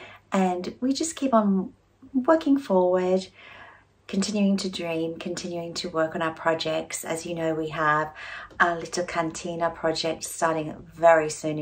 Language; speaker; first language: English; native; English